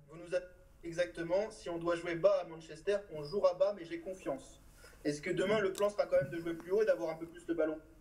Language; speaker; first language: French; native; French